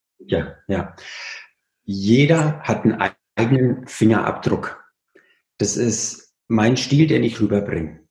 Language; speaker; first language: German; early bilingual, other home language; Italian